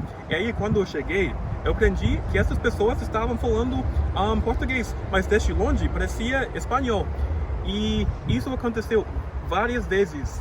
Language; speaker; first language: Portuguese; non-native, fluent; English